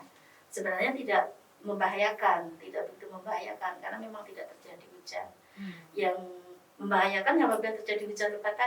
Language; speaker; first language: Indonesian; native; Indonesian